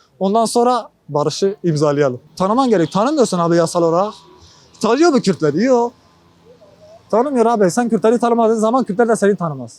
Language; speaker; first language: Turkish; non-native, local second language; Kurdish